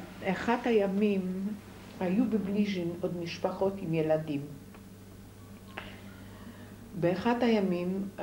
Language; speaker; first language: Hebrew; non-native, fluent; Polish